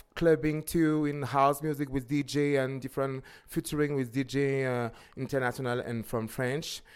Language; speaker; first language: English; non-native, learner; French